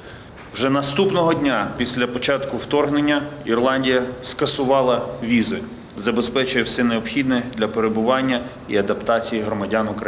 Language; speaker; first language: Ukrainian; native; Ukrainian